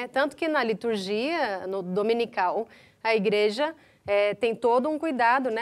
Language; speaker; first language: Portuguese; native; Portuguese